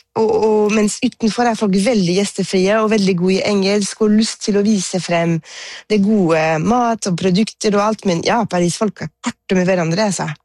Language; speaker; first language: Norwegian; non-native, fluent; French